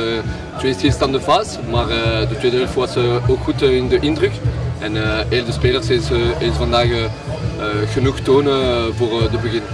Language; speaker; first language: Dutch; non-native, local second language; French